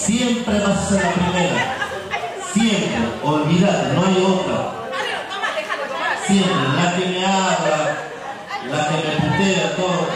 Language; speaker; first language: Spanish; native; Spanish